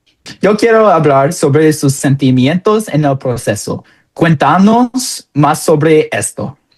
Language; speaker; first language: Spanish; non-native, learner; English